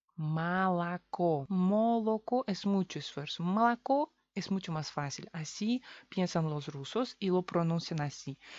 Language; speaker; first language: Spanish; non-native, fluent; Russian